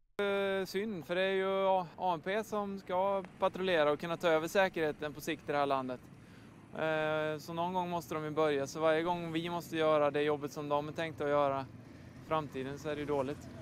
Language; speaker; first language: Swedish; native; Swedish